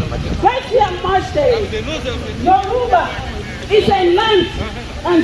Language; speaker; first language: German; non-native, learner; Yoruba